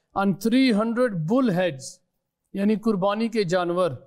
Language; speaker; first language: English; early bilingual, other home language; Urdu